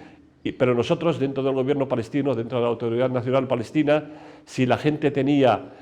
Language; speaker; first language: Spanish; non-native, fluent; Arabic